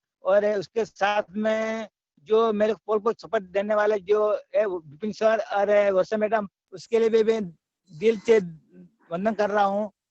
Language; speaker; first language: Hindi; non-native, local second language; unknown